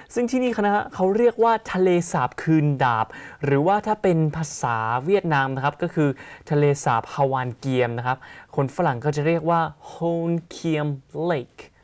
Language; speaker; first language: Thai; native; Thai